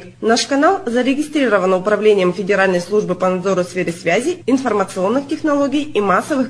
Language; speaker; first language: Russian; native; Russian